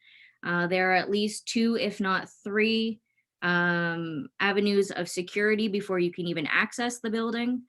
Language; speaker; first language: English; native; English